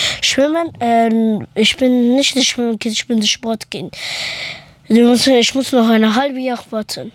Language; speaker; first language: German; early bilingual, other home language; Persian